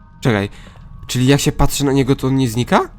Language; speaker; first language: Polish; native; Polish